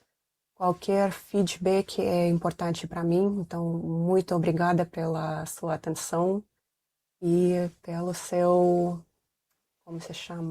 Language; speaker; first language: Portuguese; non-native, fluent; Russian